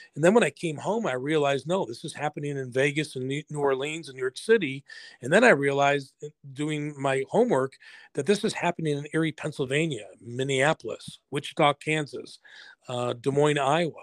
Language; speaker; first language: English; native; English